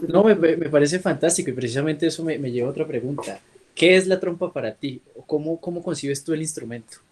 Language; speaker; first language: Spanish; native; Spanish